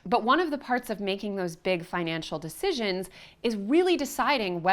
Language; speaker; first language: English; native; English